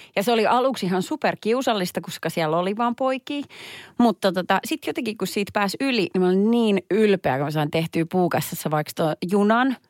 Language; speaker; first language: Finnish; native; Finnish